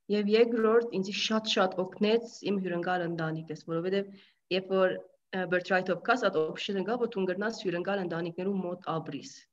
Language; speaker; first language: Armenian; early bilingual, heritage; Armenian